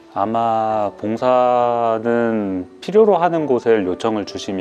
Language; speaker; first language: Korean; native; Korean